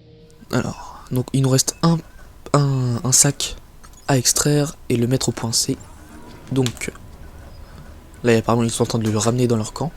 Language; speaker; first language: French; native; French